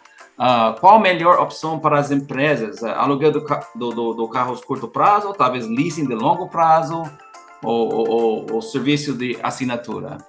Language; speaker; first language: Portuguese; non-native, learner; English